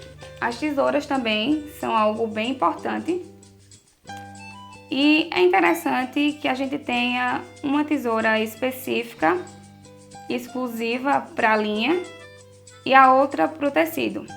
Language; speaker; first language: Portuguese; native; Portuguese